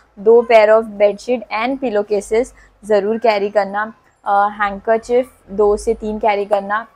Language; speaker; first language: Hindi; non-native, local second language; Tulu